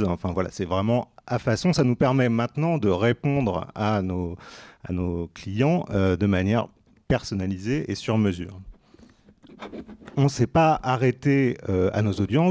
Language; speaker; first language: French; native; French